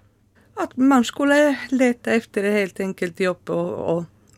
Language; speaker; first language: Swedish; non-native, learner; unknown